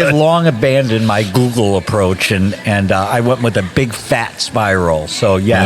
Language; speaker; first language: English; native; English